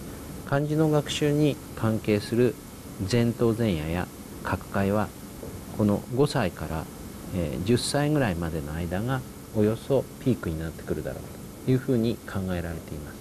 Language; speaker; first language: Japanese; native; Japanese